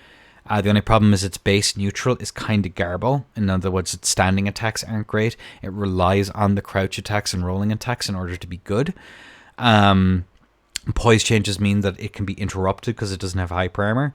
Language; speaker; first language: English; native; English